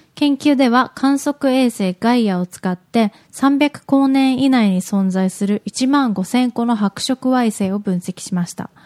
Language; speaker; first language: Japanese; native; Japanese